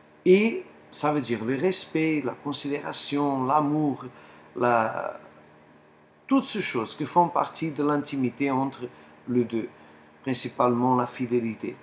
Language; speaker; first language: French; non-native, fluent; Portuguese